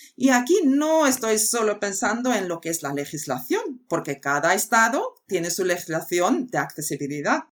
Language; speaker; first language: Spanish; non-native, fluent; Swedish